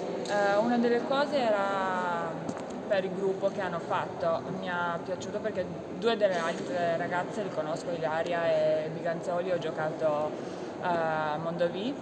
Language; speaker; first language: Italian; non-native, fluent; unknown